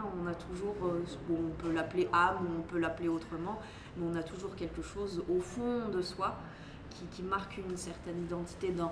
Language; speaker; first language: French; native; French